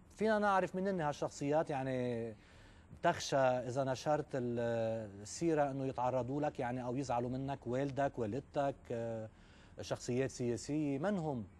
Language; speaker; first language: Arabic; native; Arabic